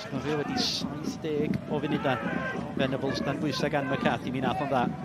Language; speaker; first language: Welsh; native; Welsh